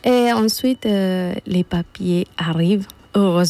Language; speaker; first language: French; non-native, fluent; Spanish